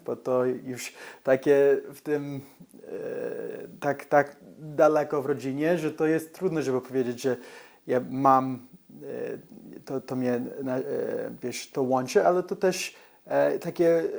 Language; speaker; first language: Polish; early bilingual, heritage; English